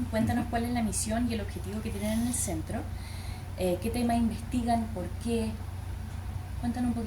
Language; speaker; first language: Spanish; native; Spanish